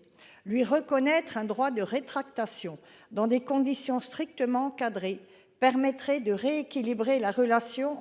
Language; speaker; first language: French; native; French